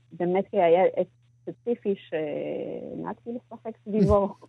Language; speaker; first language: Hebrew; early bilingual, other home language; Amharic